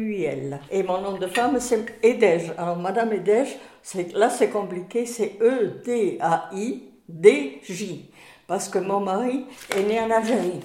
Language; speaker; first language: French; native; French